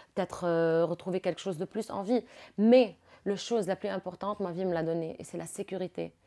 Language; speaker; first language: French; non-native, local second language; Arabic